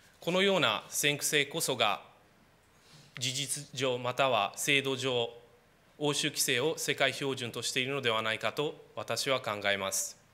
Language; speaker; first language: Japanese; non-native, fluent; Romanian